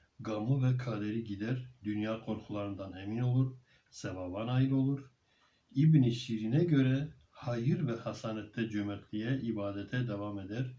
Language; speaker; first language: Turkish; native; Turkish